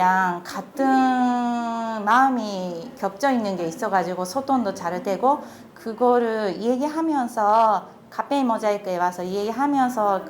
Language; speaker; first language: Korean; non-native, fluent; Japanese